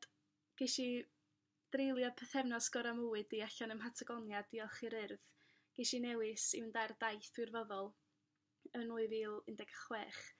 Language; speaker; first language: Welsh; native; Welsh